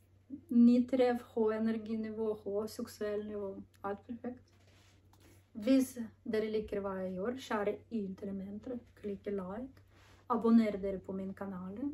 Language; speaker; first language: Norwegian; non-native, learner; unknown